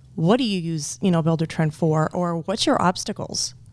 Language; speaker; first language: English; native; English